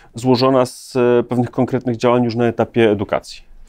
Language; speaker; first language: Polish; native; Polish